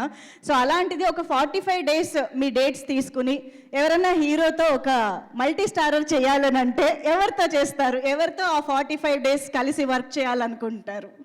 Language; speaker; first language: Telugu; native; Telugu